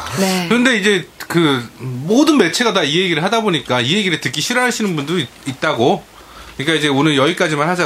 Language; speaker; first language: Korean; native; Korean